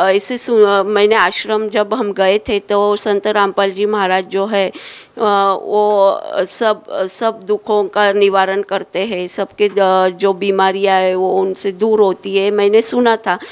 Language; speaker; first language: Hindi; non-native, local second language; Marathi